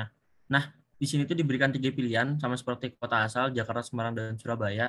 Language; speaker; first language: Indonesian; native; Indonesian